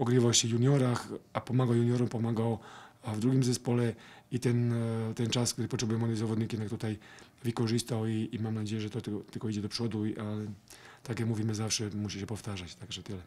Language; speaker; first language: Polish; non-native, fluent; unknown